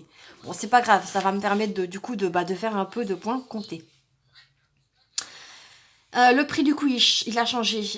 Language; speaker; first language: French; native; French